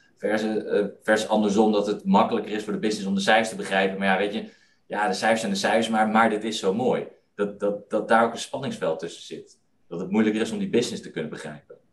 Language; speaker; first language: Dutch; native; Dutch